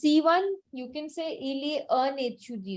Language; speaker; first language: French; non-native, fluent; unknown